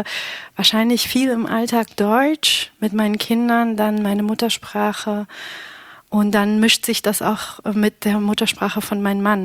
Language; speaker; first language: German; early bilingual, other home language; Pashto